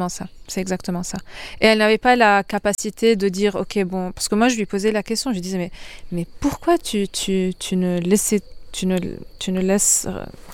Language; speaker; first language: French; non-native, local second language; Arabic